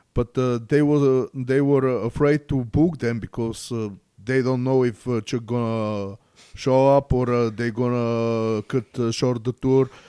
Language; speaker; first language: English; non-native, learner; Bulgarian